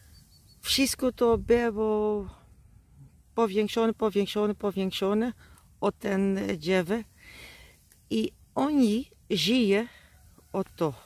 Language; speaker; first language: Polish; non-native, learner; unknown